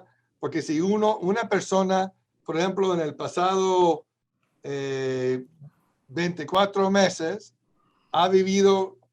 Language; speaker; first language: Spanish; non-native, fluent; English